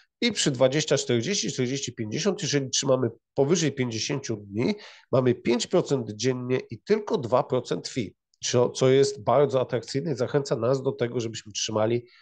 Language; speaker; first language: Polish; native; Polish